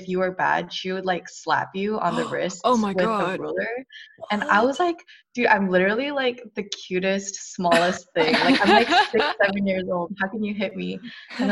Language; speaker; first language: English; native; English